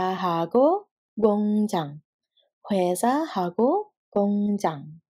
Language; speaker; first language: Korean; non-native, fluent; Indonesian